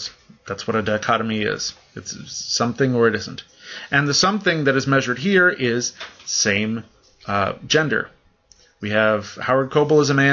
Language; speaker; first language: English; native; English